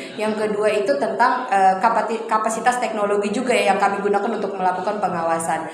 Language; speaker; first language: Indonesian; native; Indonesian